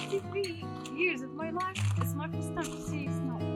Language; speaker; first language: English; non-native, learner; Arabic